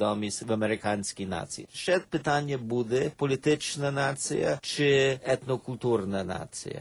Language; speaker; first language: Ukrainian; early bilingual, heritage; Ukrainian